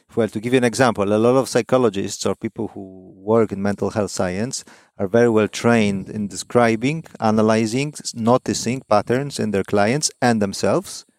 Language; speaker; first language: English; non-native, fluent; Polish